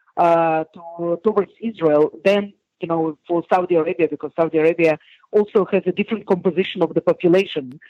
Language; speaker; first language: English; non-native, fluent; Hebrew